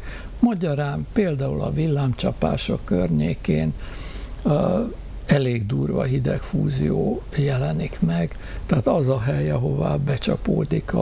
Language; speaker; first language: Hungarian; native; Hungarian